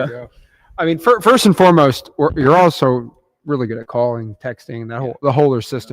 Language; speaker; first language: English; native; English